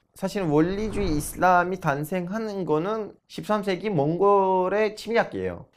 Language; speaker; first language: Korean; non-native, fluent; Turkish